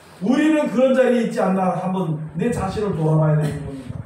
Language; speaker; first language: Korean; native; Korean